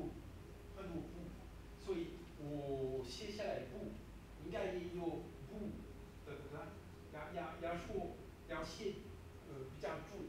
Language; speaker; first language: Chinese; non-native, learner; French